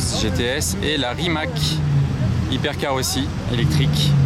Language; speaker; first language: French; native; French